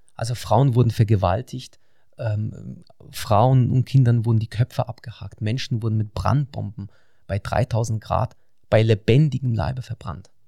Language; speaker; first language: German; non-native, fluent; Russian